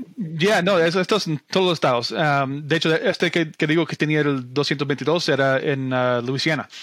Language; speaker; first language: Spanish; non-native, fluent; English